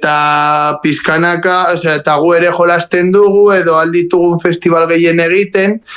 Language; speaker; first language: Basque; non-native, local second language; Spanish